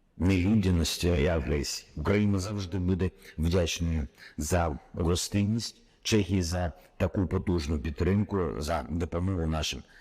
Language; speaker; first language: Ukrainian; non-native, local second language; Russian